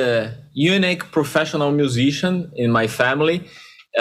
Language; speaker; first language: English; non-native, fluent; Portuguese